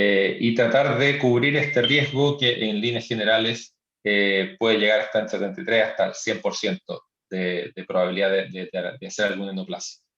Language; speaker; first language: Spanish; native; Spanish